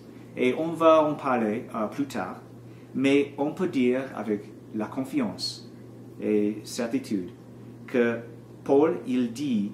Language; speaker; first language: French; non-native, learner; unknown